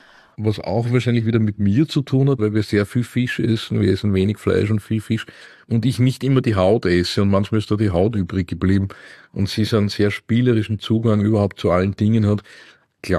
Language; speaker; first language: German; native; German